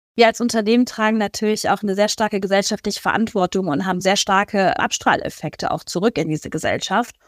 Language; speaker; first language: German; early bilingual, other home language; Persian